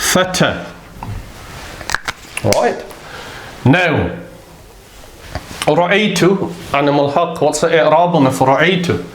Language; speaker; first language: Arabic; non-native, fluent; English